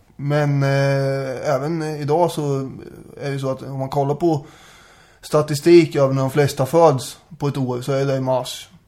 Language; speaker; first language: Swedish; native; Swedish